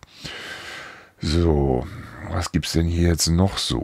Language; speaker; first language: German; native; German